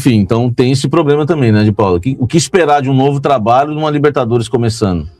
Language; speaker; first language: Portuguese; native; Portuguese